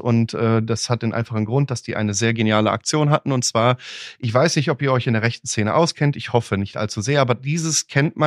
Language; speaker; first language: German; native; German